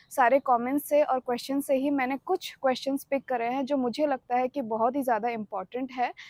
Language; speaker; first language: Hindi; non-native, local second language; Odia